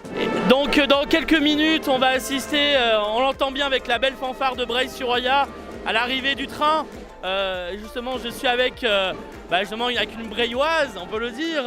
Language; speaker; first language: French; native; French